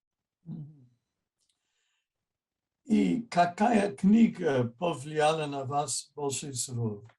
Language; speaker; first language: Russian; non-native, fluent; English